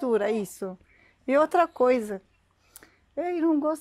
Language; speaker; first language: Portuguese; non-native, learner; Arabic